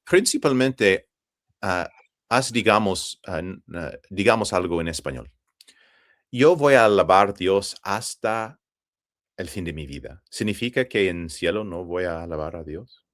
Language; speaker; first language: Spanish; non-native, fluent; English